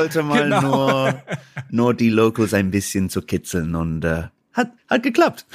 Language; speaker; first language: German; non-native, fluent; English